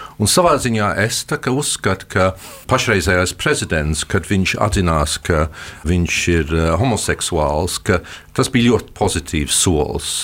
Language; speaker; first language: Latvian; early bilingual, heritage; Latvian